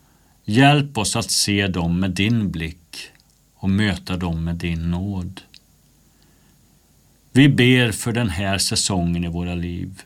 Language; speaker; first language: Swedish; native; Swedish